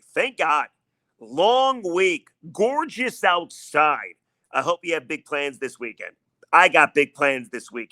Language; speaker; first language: English; native; English